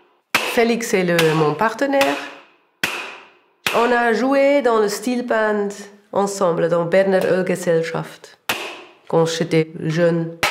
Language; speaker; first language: French; non-native, local second language; German